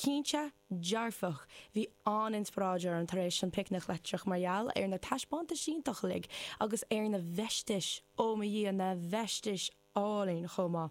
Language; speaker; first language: Irish; non-native, local second language; English